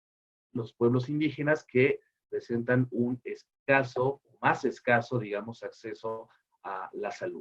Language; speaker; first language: Spanish; native; Spanish